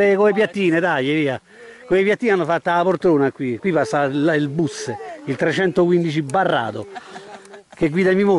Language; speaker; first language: Italian; native; Italian